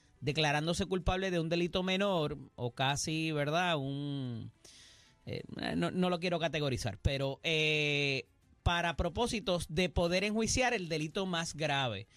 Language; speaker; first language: Spanish; native; Spanish